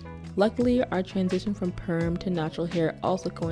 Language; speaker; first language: English; native; English